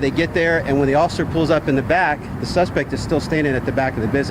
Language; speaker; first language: English; native; English